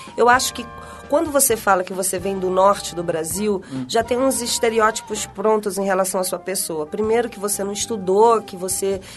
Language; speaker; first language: Portuguese; native; Portuguese